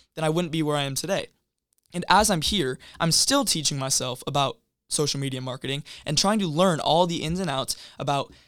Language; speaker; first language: English; native; English